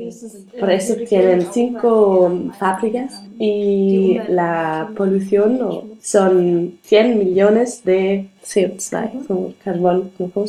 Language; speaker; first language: Spanish; non-native, learner; German